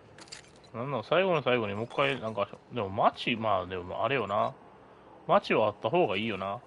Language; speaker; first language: Japanese; native; Japanese